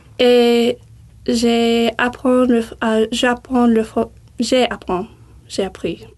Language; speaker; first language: French; non-native, learner; English